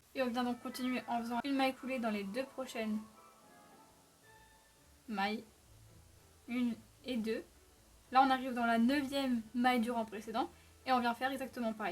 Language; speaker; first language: French; native; French